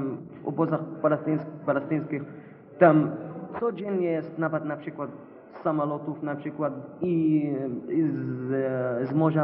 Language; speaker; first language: Polish; non-native, learner; Arabic